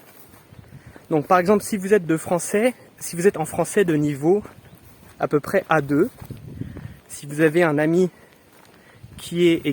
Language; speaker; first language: French; native; French